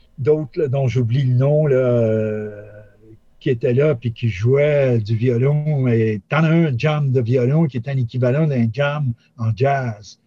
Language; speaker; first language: French; native; French